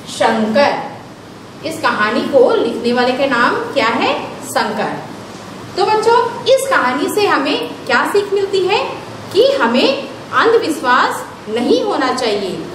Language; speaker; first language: Hindi; native; Hindi